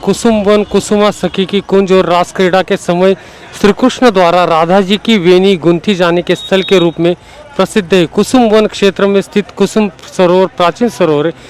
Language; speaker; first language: Hindi; non-native, local second language; Marathi